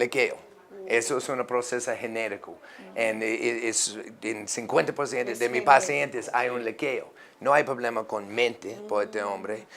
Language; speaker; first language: Spanish; non-native, learner; English